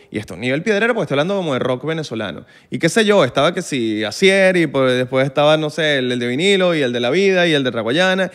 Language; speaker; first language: Spanish; native; Spanish